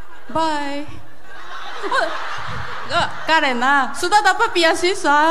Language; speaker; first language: Indonesian; non-native, fluent; Korean